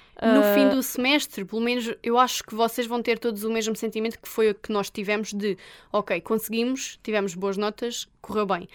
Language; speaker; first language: Portuguese; native; Portuguese